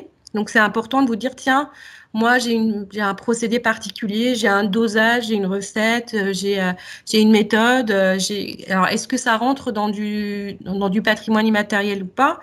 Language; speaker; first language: French; native; French